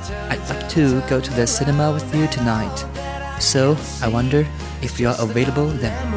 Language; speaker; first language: English; non-native, fluent; Chinese